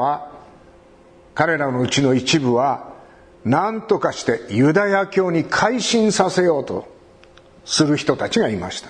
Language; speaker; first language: Japanese; native; Japanese